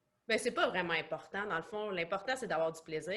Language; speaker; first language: French; native; French